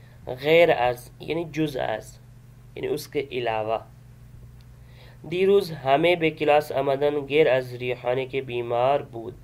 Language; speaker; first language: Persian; non-native, fluent; Urdu